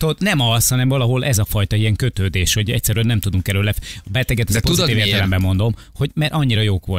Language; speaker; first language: Hungarian; native; Hungarian